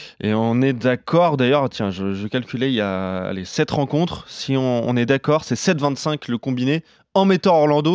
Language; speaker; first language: French; native; French